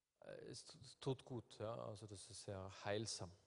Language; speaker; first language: German; non-native, fluent; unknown